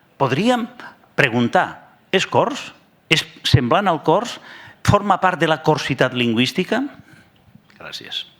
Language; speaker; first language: Catalan; non-native, local second language; Spanish